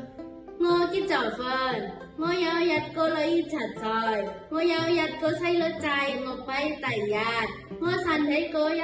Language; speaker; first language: Cantonese; non-native, learner; Indonesian